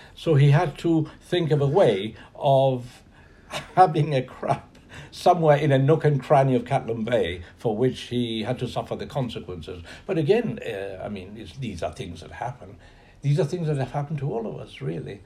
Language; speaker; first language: English; non-native, local second language; Spanish